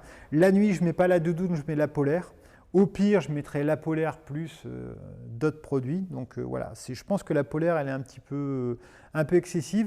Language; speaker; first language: French; native; French